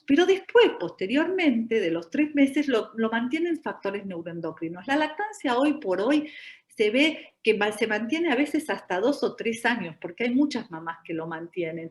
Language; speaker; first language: Spanish; native; Spanish